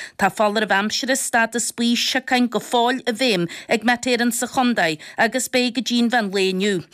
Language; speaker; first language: Irish; native; Irish